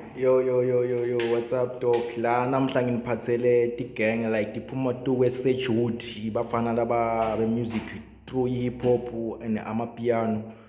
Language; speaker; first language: Zulu; non-native, local second language; Swati